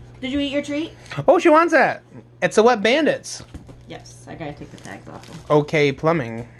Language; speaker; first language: English; native; English